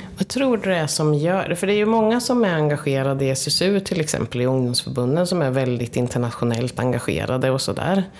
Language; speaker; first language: Swedish; native; Swedish